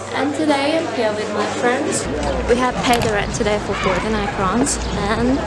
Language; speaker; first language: English; non-native, learner; Thai